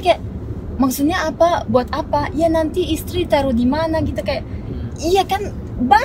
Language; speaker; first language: Indonesian; non-native, fluent; French